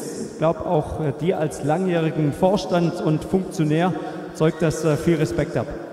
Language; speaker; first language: German; native; German